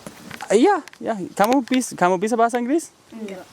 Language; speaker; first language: Indonesian; non-native, learner; English